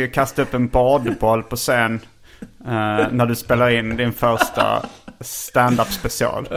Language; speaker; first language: Swedish; native; Swedish